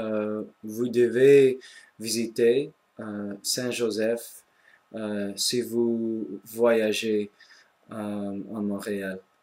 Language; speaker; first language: French; non-native, local second language; English